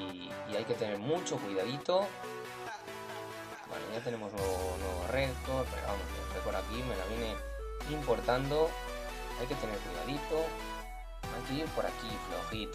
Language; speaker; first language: Spanish; native; Spanish